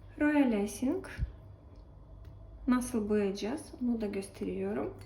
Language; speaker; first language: Turkish; non-native, learner; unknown